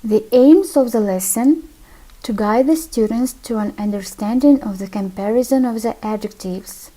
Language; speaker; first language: English; non-native, fluent; Kazakh